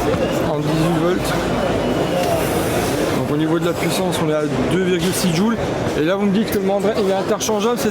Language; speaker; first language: French; native; French